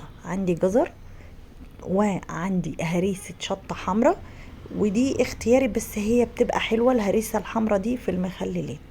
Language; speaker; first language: Arabic; native; Arabic